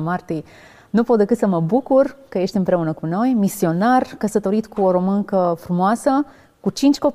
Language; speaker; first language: Romanian; native; Romanian